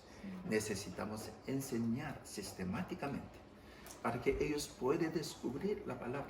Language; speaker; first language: Spanish; non-native, fluent; English